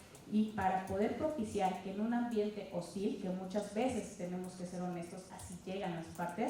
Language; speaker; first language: Spanish; native; Spanish